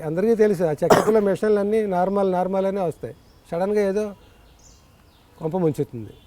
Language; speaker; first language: Telugu; native; Telugu